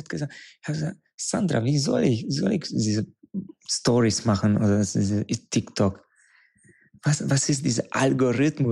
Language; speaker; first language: German; non-native, fluent; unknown